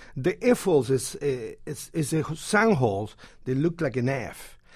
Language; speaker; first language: English; non-native, fluent; Spanish